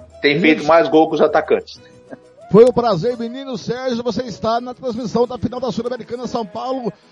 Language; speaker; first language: Portuguese; native; Portuguese